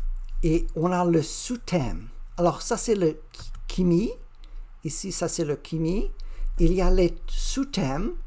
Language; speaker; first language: French; non-native, learner; English